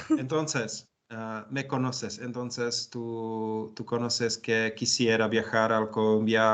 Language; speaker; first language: Spanish; non-native, learner; Czech